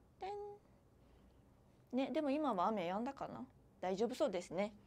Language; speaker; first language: Japanese; native; Japanese